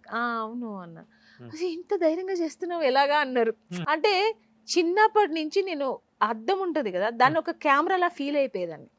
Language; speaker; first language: Telugu; native; Telugu